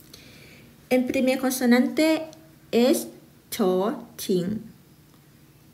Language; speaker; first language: Spanish; non-native, fluent; Thai